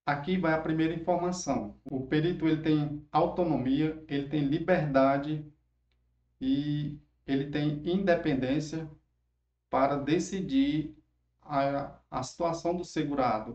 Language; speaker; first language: Portuguese; native; Portuguese